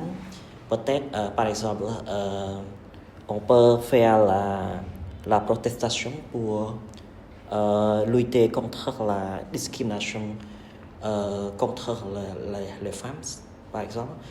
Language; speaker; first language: French; non-native, learner; Khmer